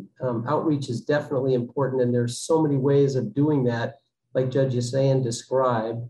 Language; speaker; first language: English; native; English